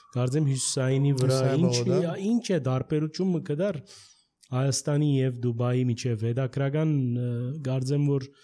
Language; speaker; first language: Armenian; early bilingual, heritage; Armenian